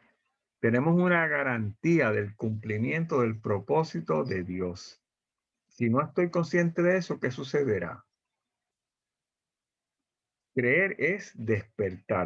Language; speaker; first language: Spanish; native; Spanish